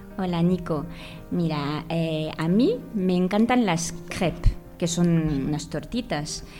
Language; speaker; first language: Spanish; non-native, fluent; French